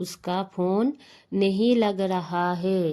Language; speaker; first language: Hindi; non-native, fluent; Bangla